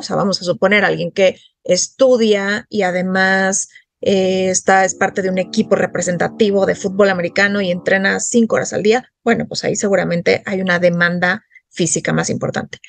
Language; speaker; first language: Spanish; native; Spanish